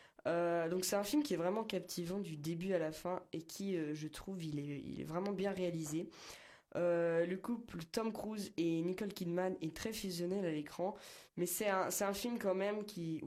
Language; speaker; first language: French; native; French